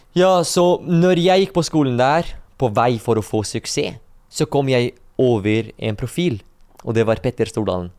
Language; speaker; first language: Norwegian; non-native, fluent; Arabic